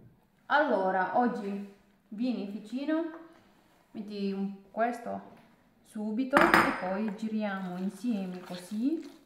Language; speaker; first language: Italian; non-native, learner; Indonesian